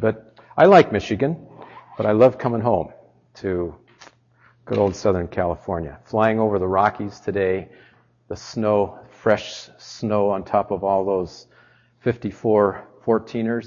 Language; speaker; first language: English; native; English